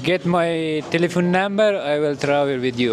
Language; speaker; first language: English; non-native, learner; Persian